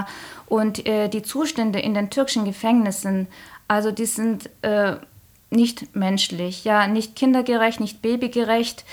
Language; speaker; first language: German; non-native, local second language; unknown